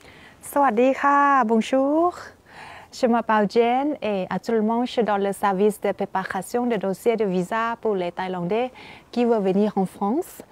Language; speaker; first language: French; non-native, fluent; Thai